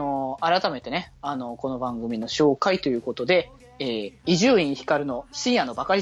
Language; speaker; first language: Japanese; native; Japanese